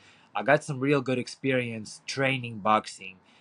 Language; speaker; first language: English; non-native, fluent; Ukrainian